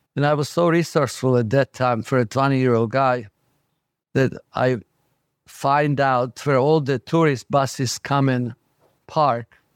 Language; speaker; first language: English; non-native, fluent; Slovak